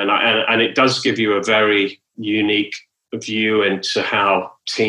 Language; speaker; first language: English; native; English